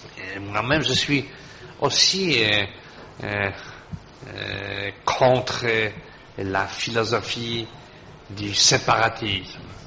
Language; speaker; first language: French; non-native, fluent; Polish